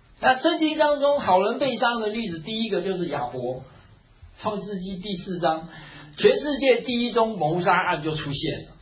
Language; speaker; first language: Chinese; native; Chinese